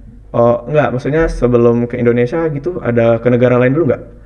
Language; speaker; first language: Indonesian; native; Indonesian